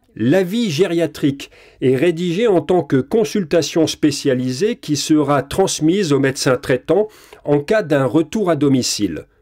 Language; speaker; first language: French; native; French